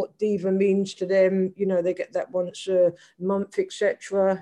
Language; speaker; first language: English; native; English